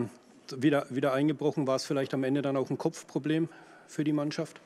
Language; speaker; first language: German; native; German